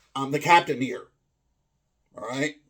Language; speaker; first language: English; native; English